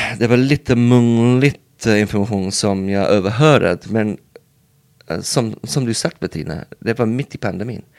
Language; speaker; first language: Swedish; non-native, learner; English